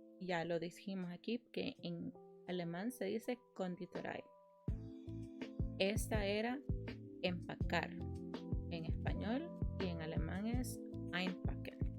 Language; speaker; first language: Spanish; early bilingual, heritage; Spanish